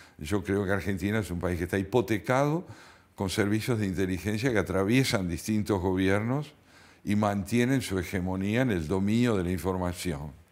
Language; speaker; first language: Spanish; native; Spanish